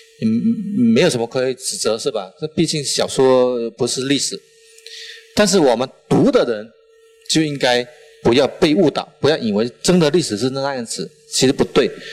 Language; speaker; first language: Chinese; non-native, local second language; Min Nan Chinese